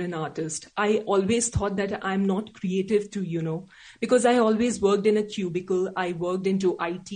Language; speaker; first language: English; non-native, local second language; Hindi